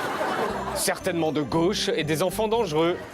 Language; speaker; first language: French; native; French